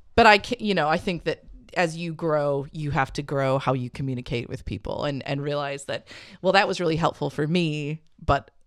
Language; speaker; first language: English; native; English